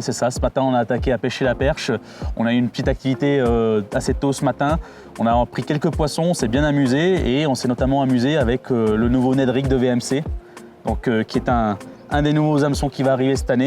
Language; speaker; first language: French; native; French